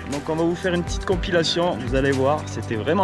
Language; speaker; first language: French; native; French